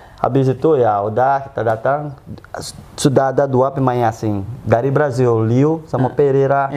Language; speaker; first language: Indonesian; non-native, fluent; Portuguese